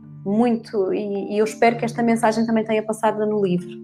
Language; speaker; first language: Portuguese; native; Portuguese